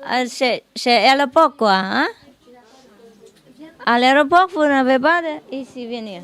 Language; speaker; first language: French; non-native, learner; Vietnamese